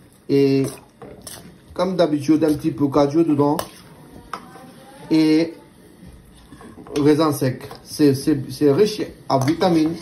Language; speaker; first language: French; non-native, learner; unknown